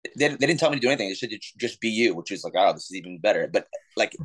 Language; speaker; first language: English; native; English